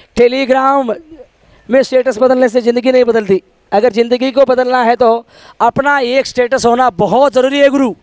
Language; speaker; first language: Hindi; native; Hindi